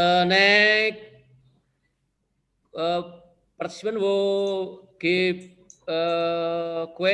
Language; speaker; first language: English; non-native, local second language; Indonesian